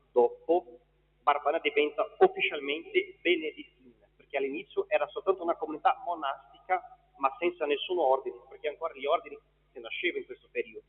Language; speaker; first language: Italian; non-native, fluent; Portuguese